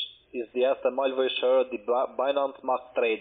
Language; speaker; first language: German; non-native, learner; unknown